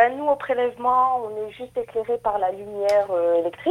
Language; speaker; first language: French; native; French